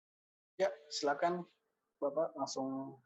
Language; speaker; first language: Indonesian; native; Indonesian